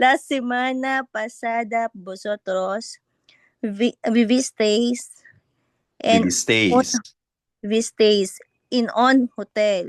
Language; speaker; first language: Spanish; non-native, learner; Filipino